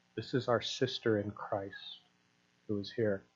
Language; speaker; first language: English; native; English